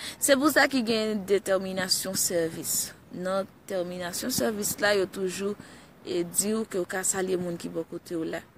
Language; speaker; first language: Haitian Creole; early bilingual, heritage; Haitian Creole